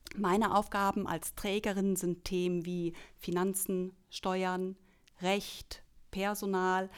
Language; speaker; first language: German; native; German